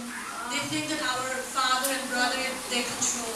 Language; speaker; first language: English; non-native, fluent; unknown